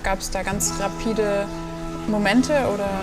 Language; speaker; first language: German; native; German